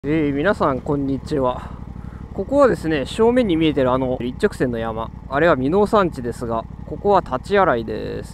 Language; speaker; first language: Japanese; native; Japanese